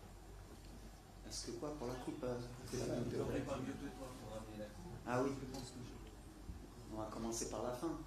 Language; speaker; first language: French; native; French